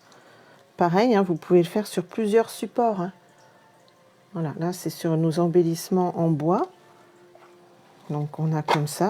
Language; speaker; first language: French; native; French